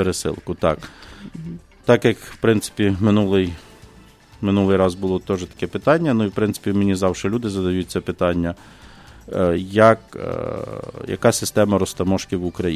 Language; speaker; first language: Ukrainian; native; Ukrainian